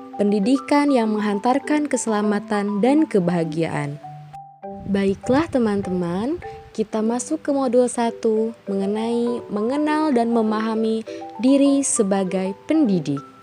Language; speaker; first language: Indonesian; native; Indonesian